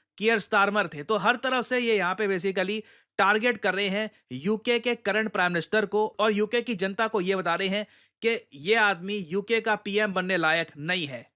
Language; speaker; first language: Hindi; native; Hindi